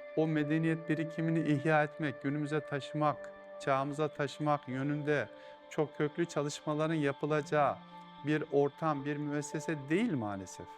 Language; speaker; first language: Turkish; native; Turkish